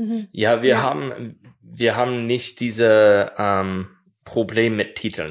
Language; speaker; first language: German; non-native, learner; English